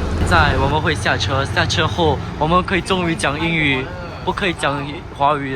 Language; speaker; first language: Chinese; non-native, local second language; English